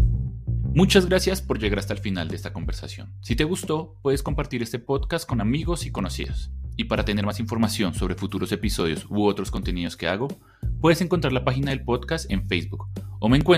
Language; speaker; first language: Spanish; native; Spanish